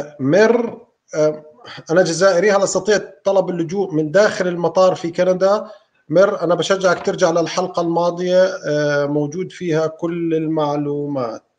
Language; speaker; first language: Arabic; native; Arabic